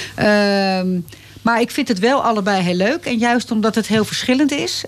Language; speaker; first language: Dutch; native; Dutch